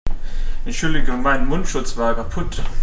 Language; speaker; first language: German; non-native, learner; English